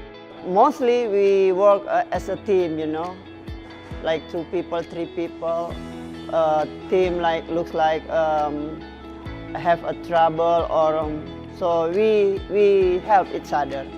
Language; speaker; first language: English; non-native, fluent; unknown